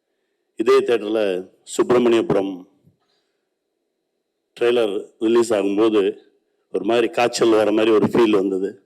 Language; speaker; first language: Tamil; native; Tamil